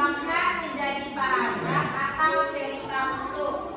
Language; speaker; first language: Indonesian; native; Indonesian